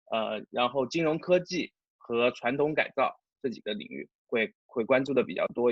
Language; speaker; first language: Chinese; native; Chinese